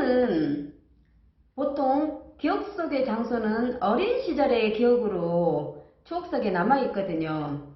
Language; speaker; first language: Korean; native; Korean